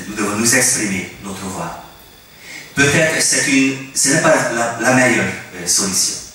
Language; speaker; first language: French; non-native, fluent; Hungarian